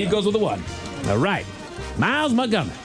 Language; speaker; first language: English; native; English